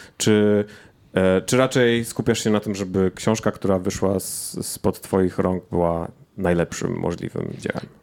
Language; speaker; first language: Polish; native; Polish